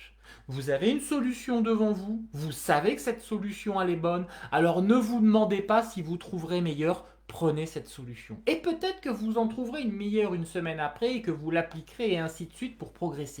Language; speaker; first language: French; native; French